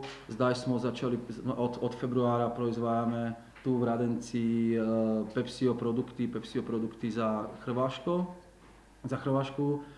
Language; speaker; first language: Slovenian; non-native, learner; Slovak